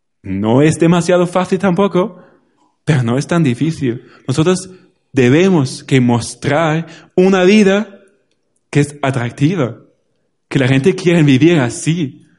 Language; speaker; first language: Spanish; non-native, fluent; German